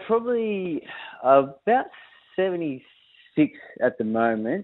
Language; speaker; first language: English; native; English